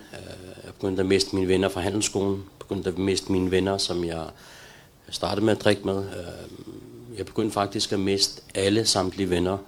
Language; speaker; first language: Danish; early bilingual, other home language; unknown